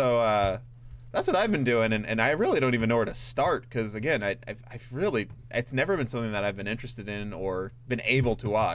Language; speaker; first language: English; native; English